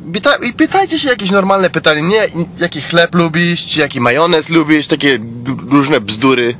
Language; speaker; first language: Polish; early bilingual, heritage; Polish